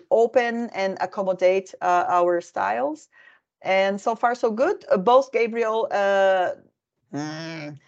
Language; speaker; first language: English; non-native, fluent; Portuguese